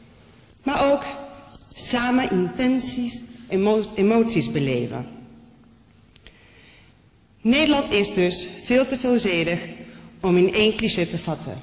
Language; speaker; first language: Dutch; non-native, fluent; Spanish